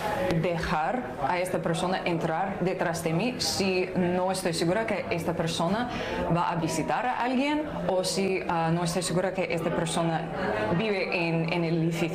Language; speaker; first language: Spanish; non-native, fluent; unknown